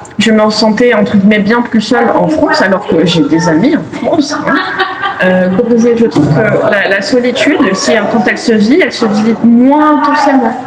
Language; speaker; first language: French; native; French